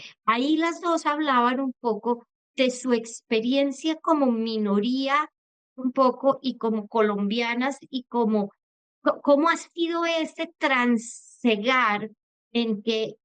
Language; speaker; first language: Spanish; native; Spanish